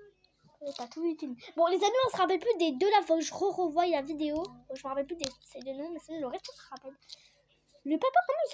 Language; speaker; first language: French; native; French